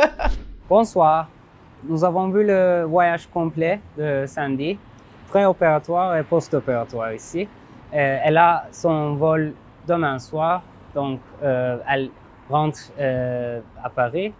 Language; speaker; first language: French; non-native, fluent; Turkish